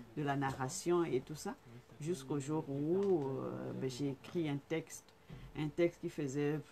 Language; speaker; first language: French; non-native, fluent; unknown